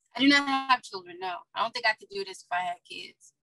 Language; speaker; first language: English; native; English